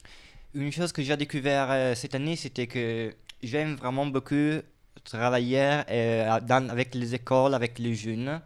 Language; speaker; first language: French; non-native, fluent; Italian